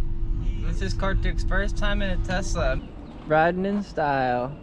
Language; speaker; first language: English; native; English